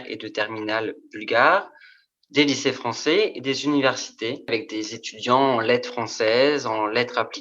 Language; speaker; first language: French; native; French